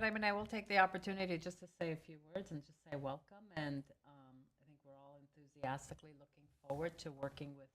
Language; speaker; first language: English; native; English